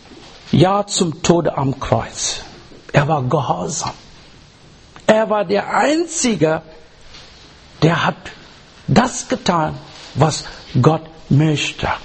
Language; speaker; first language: German; non-native, learner; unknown